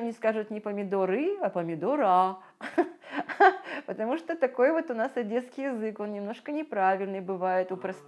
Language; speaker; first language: Russian; native; Russian